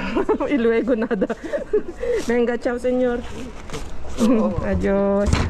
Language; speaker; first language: Spanish; non-native, learner; Filipino